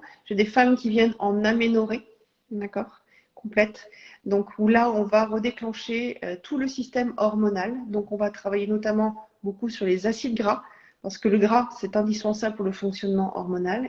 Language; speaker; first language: French; native; French